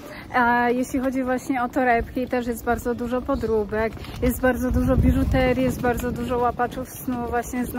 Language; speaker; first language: Polish; native; Polish